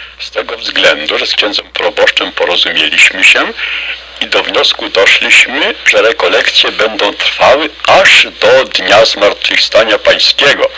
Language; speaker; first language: Polish; native; Polish